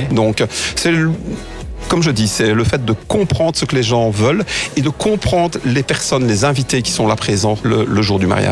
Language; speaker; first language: French; native; French